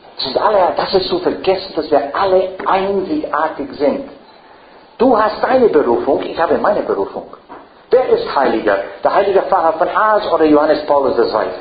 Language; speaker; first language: German; non-native, fluent; English